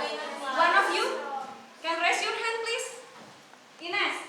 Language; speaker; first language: English; non-native, fluent; Indonesian